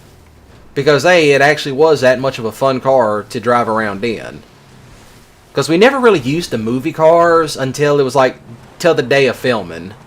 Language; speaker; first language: English; native; English